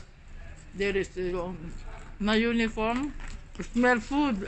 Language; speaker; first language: English; non-native, learner; Filipino